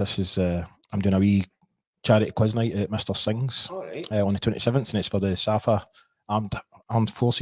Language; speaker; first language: English; native; English